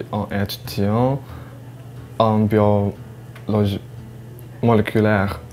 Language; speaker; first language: French; non-native, learner; Chinese